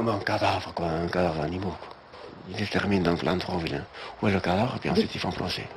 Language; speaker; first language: French; native; French